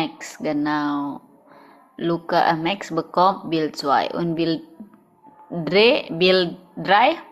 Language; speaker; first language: German; non-native, fluent; Indonesian